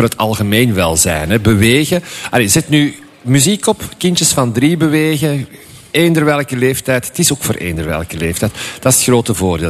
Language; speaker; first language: Dutch; native; Dutch